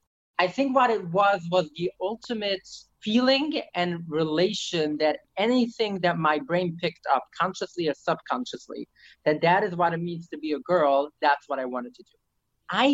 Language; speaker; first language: English; early bilingual, other home language; Yiddish